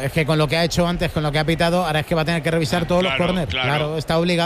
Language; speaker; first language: Spanish; native; Spanish